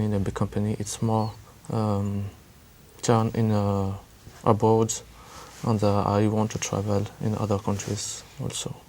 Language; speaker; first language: English; non-native, learner; French